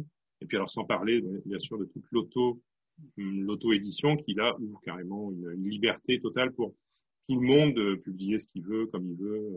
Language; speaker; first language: French; native; French